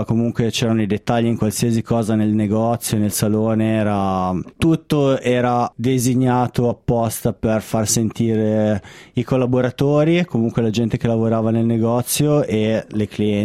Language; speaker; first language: Italian; native; Italian